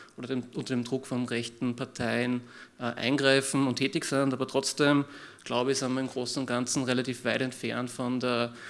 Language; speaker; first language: German; native; German